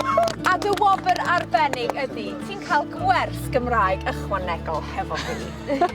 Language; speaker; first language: Welsh; native; Welsh